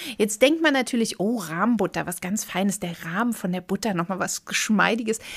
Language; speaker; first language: German; native; German